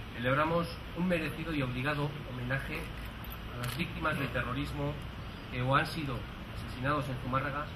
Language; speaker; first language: Spanish; native; Spanish